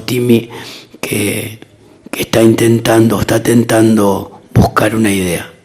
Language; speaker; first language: Portuguese; non-native, learner; Spanish